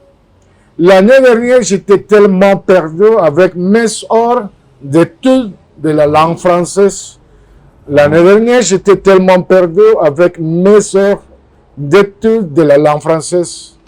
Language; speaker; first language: French; non-native, fluent; Spanish